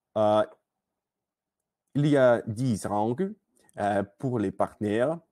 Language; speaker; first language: French; non-native, learner; Russian